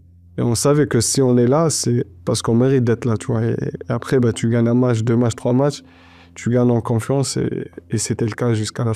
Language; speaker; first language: French; non-native, local second language; Arabic